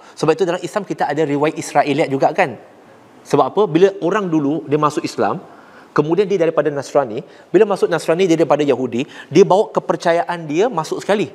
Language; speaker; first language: Malay; non-native, local second language; Chinese